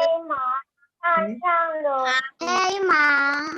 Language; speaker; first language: Chinese; non-native, learner; Indonesian